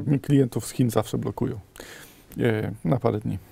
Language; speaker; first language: Polish; native; Polish